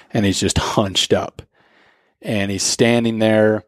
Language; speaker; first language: English; native; English